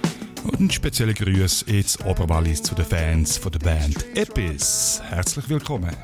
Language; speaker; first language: German; native; German